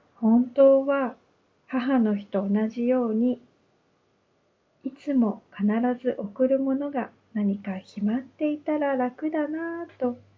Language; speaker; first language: Japanese; native; Japanese